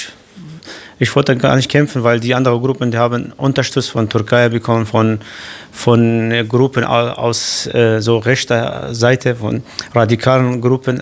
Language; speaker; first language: German; non-native, learner; Kurdish